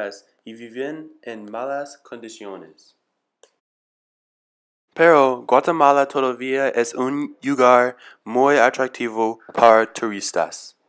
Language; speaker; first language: Spanish; non-native, learner; English